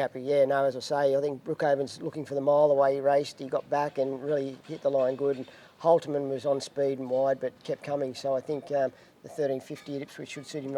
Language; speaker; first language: English; native; English